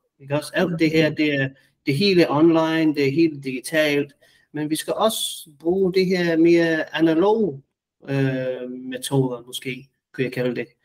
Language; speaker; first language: Danish; non-native, fluent; English